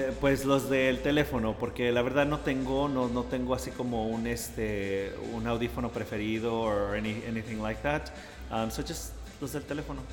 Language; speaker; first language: Spanish; early bilingual, heritage; Spanish